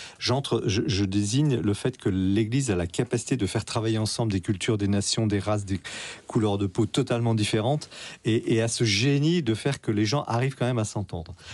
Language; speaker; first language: French; native; French